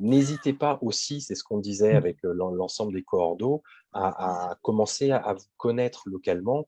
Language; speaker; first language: French; native; French